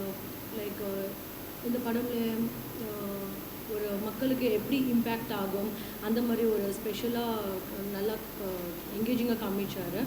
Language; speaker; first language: Tamil; non-native, learner; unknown